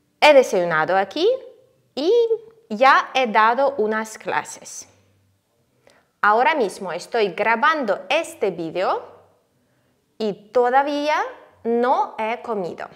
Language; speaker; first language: Spanish; non-native, fluent; Ukrainian